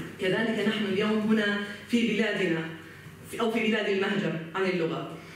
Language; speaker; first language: Arabic; early bilingual, heritage; Arabic